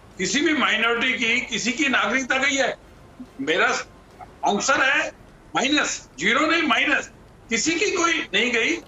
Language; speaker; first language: Hindi; native; Hindi